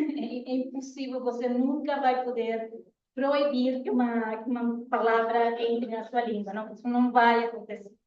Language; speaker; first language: Portuguese; non-native, fluent; Spanish